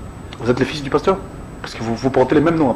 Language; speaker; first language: French; non-native, local second language; Lingala